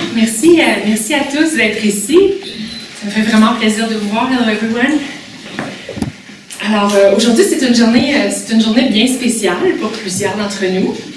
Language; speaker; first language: French; native; French